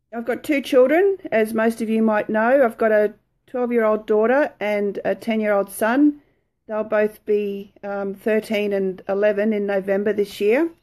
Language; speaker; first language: English; native; English